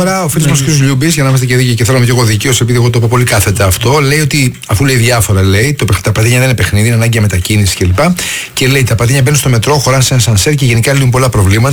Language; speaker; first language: Greek; native; Greek